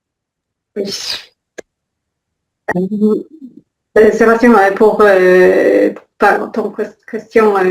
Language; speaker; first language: French; non-native, learner; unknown